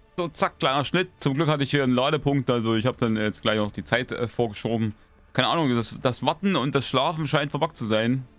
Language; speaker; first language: German; native; German